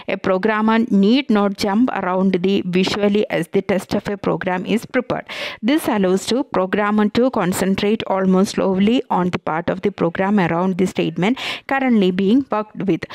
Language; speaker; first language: English; non-native, local second language; Malayalam